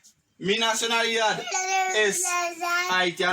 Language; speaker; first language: Spanish; non-native, fluent; Haitian Creole